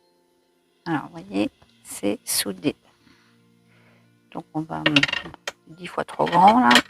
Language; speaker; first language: French; native; French